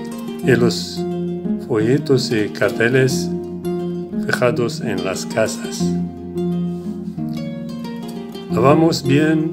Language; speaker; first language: Spanish; non-native, learner; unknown